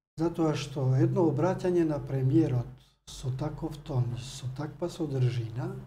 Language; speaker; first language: Macedonian; non-native, local second language; Albanian